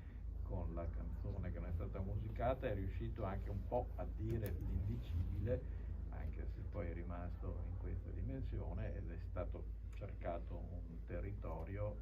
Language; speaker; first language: Italian; native; Italian